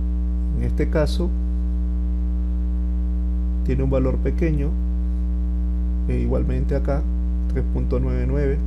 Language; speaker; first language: Spanish; native; Spanish